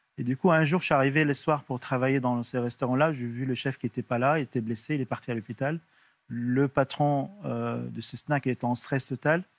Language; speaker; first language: French; non-native, fluent; Arabic